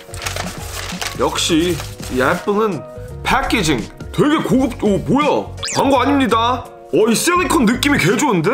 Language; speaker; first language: Korean; early bilingual, heritage; Korean